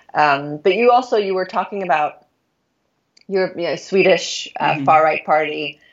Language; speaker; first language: English; non-native, fluent; Norwegian